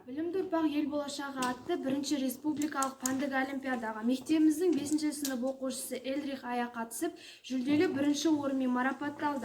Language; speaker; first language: Kazakh; native; Kazakh